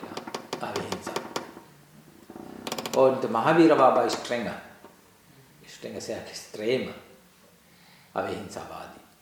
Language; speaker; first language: German; non-native, learner; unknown